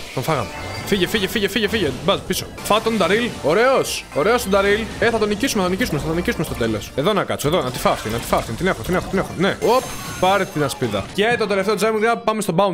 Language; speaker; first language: Greek; native; Greek